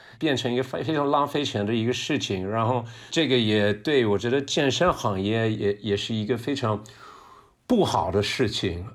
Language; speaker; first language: Chinese; non-native, fluent; English